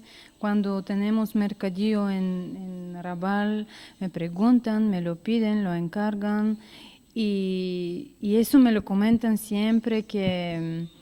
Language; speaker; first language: Spanish; non-native, learner; Bulgarian